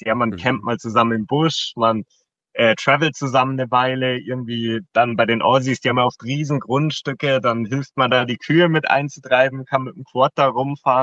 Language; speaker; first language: German; native; German